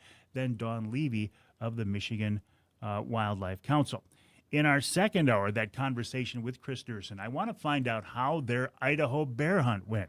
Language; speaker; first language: English; native; English